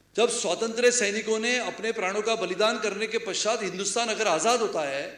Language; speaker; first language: Hindi; non-native, local second language; Marathi